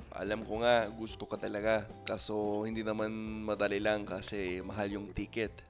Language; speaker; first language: Filipino; non-native, fluent; Spanish